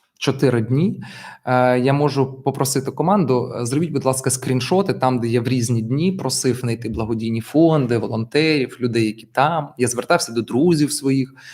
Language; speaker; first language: Ukrainian; non-native, local second language; Russian